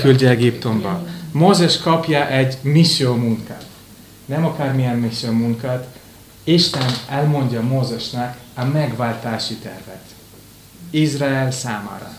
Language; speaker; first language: Hungarian; non-native, fluent; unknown